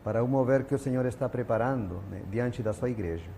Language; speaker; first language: Spanish; non-native, fluent; Portuguese